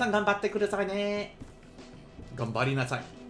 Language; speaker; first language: Japanese; non-native, learner; English